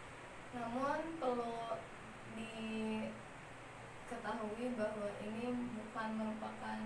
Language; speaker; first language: Indonesian; native; Indonesian